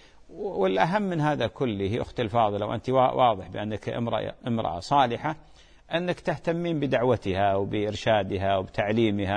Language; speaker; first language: Arabic; native; Arabic